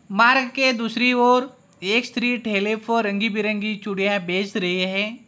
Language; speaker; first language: Hindi; non-native, local second language; Marathi